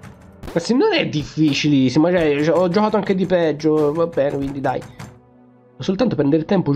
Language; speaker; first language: Italian; native; Italian